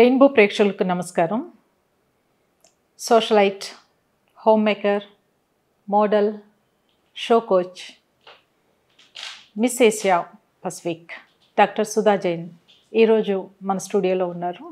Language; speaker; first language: Telugu; native; Telugu